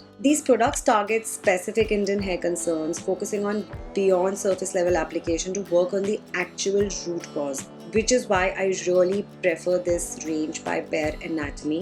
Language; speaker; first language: English; non-native, local second language; Hindi